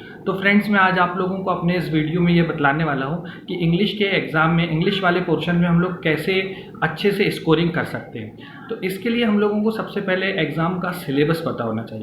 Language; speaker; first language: Hindi; native; Hindi